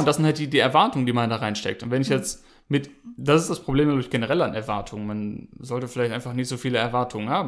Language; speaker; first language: German; native; German